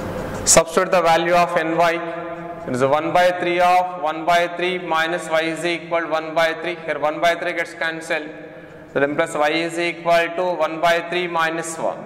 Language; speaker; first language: English; non-native, local second language; Telugu